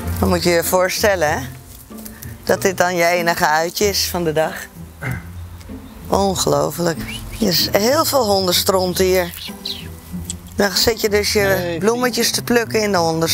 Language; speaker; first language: Dutch; native; Dutch